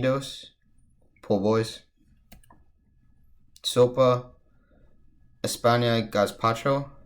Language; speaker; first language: Spanish; non-native, learner; English